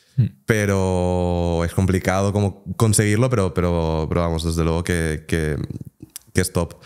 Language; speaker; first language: Spanish; native; Spanish